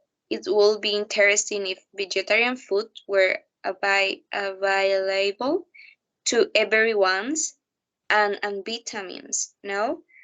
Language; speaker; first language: English; non-native, learner; Spanish